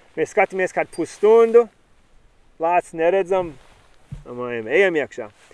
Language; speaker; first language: Latvian; early bilingual, heritage; Latvian